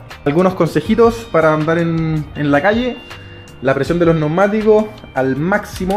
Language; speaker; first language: Spanish; native; Spanish